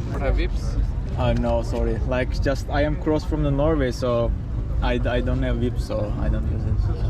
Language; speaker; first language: English; non-native, fluent; Slovak